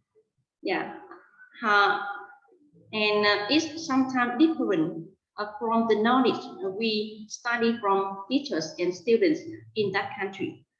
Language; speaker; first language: English; non-native, fluent; Vietnamese